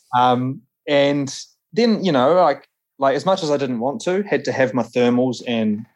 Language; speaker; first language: English; native; English